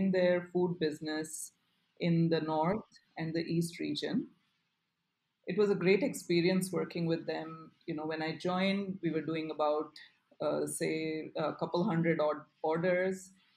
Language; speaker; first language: English; non-native, local second language; Gujarati